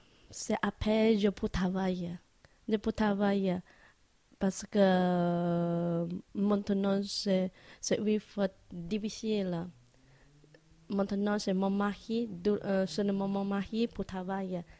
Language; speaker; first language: French; non-native, learner; Chinese